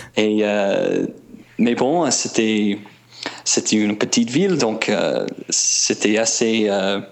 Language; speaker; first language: French; non-native, fluent; English